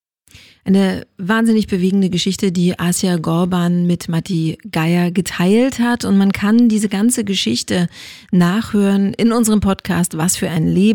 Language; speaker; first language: German; native; German